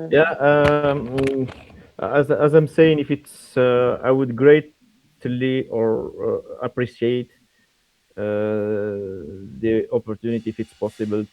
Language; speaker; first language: English; non-native, fluent; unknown